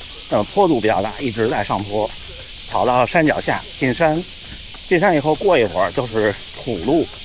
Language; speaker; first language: Chinese; native; Chinese